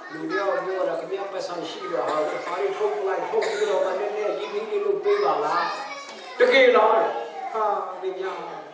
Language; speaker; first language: Burmese; non-native, local second language; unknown